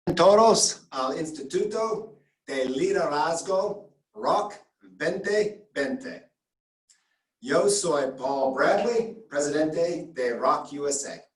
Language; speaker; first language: Spanish; non-native, learner; English